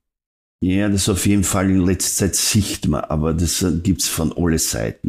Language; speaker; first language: German; non-native, fluent; Serbian